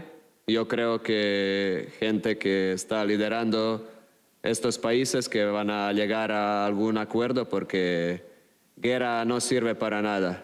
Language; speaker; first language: Spanish; non-native, fluent; Croatian